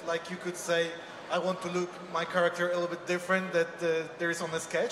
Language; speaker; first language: English; non-native, fluent; Polish